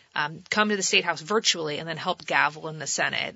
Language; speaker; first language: English; native; English